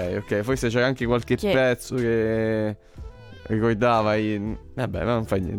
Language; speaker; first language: Italian; native; Italian